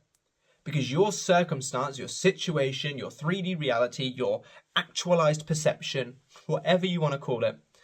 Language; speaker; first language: English; native; English